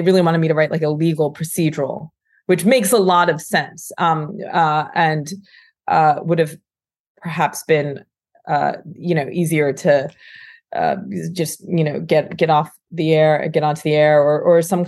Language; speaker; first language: English; native; English